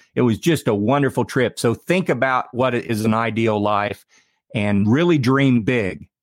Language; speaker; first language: English; native; English